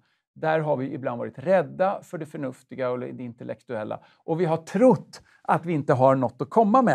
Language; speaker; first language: Swedish; native; Swedish